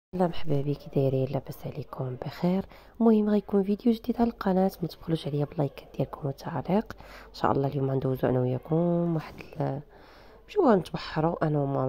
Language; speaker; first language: Arabic; native; Arabic